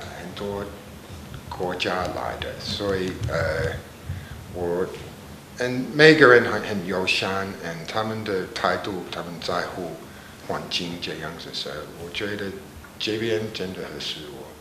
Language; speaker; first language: Chinese; non-native, learner; English